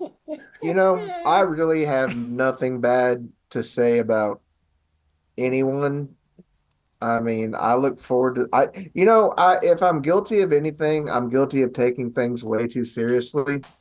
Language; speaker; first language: English; native; English